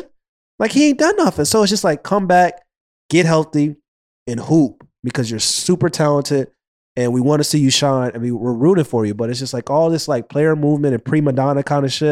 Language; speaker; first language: English; native; English